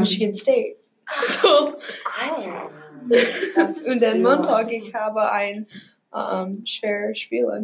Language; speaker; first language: German; non-native, learner; English